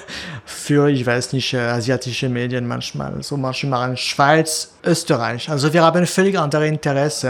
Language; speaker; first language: German; non-native, fluent; French